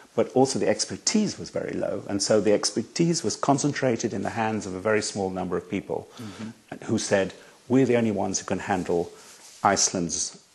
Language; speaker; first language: English; native; English